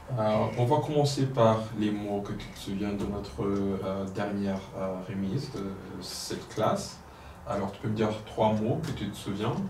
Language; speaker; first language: French; non-native, local second language; Kinyarwanda